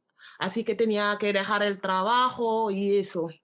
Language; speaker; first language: Spanish; non-native, learner; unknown